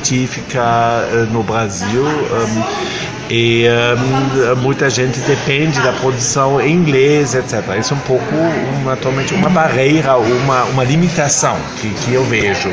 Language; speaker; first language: Portuguese; non-native, fluent; German